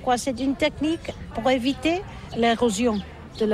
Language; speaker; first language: French; non-native, learner; Catalan